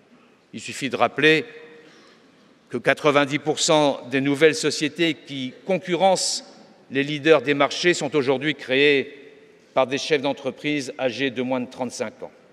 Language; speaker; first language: French; native; French